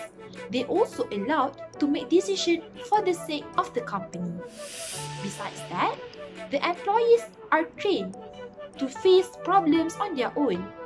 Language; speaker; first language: English; non-native, local second language; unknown